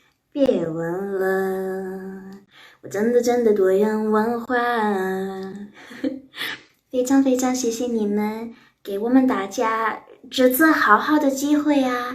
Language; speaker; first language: Chinese; non-native, learner; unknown